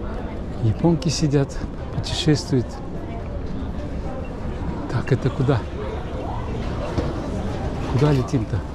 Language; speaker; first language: Russian; non-native, local second language; Kyrgyz